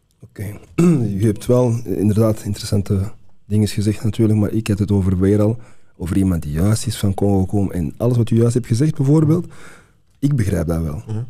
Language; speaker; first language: Dutch; early bilingual, other home language; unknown